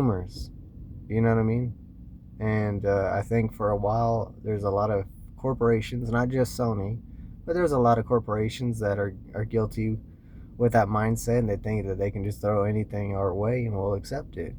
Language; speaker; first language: English; native; English